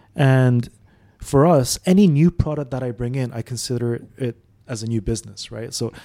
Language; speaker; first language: English; early bilingual, other home language; Arabic